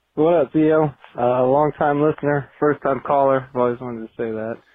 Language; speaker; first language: English; native; English